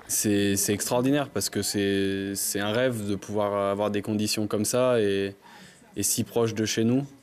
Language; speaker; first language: French; native; French